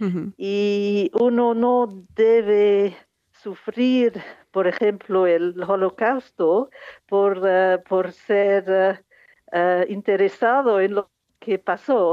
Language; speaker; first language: Spanish; non-native, fluent; English